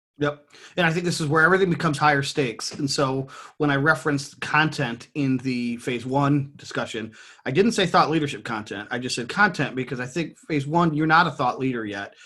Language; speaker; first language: English; native; English